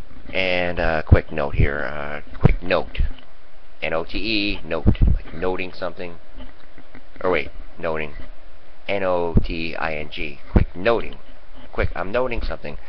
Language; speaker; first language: English; native; English